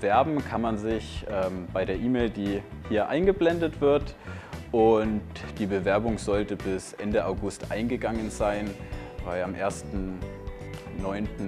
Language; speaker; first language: German; native; German